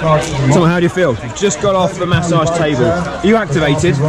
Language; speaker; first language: English; native; English